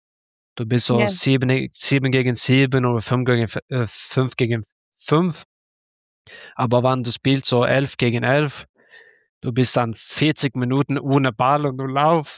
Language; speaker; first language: German; non-native, learner; Norwegian